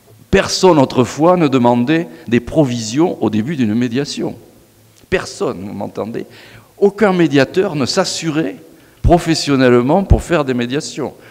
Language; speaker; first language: French; native; French